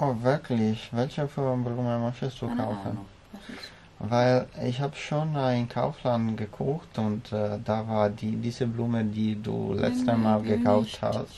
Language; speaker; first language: German; non-native, learner; Italian